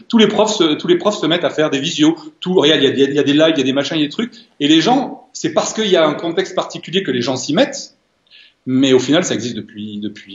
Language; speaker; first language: French; native; French